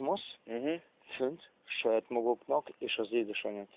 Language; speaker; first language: Hungarian; non-native, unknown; German